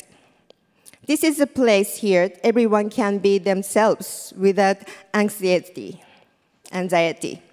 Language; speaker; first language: English; non-native, fluent; Japanese